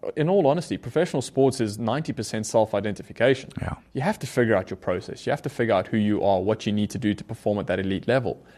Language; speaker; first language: English; native; English